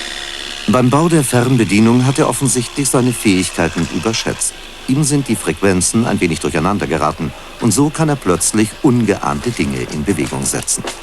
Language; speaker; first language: German; native; German